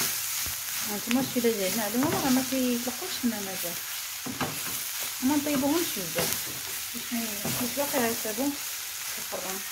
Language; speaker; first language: Arabic; native; Arabic